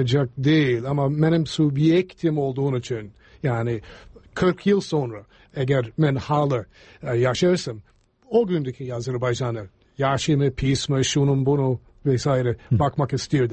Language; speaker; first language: Turkish; non-native, fluent; English